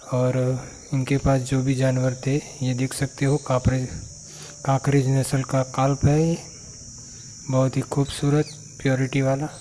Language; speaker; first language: Hindi; non-native, local second language; Gujarati